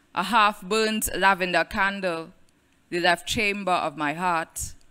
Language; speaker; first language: English; native; English